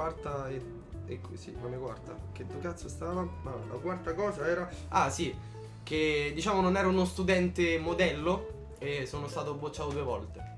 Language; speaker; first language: Italian; early bilingual, other home language; Polish